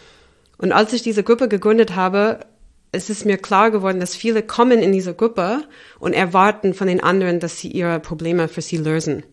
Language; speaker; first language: German; non-native, fluent; English